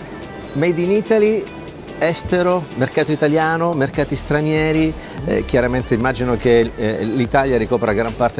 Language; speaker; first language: Italian; native; Italian